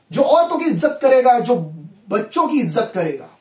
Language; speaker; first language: Hindi; non-native, local second language; Marathi